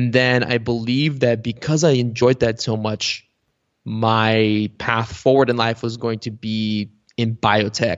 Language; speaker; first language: English; early bilingual, other home language; Bulgarian